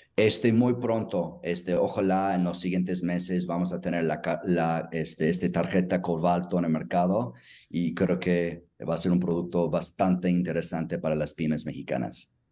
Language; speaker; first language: Spanish; non-native, fluent; English